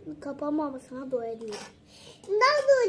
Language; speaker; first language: Turkish; early bilingual, other home language; Persian